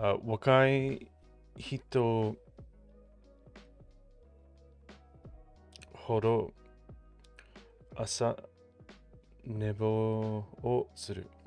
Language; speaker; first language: Japanese; non-native, learner; English